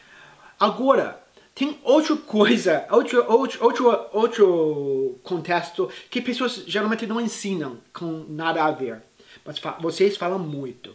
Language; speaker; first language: Portuguese; non-native, fluent; English